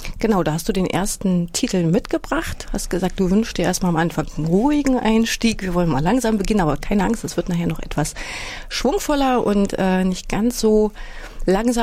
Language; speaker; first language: German; native; German